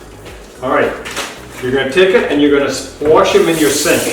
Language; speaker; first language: English; native; English